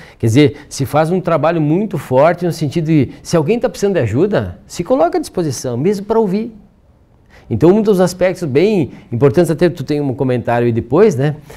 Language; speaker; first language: Portuguese; native; Portuguese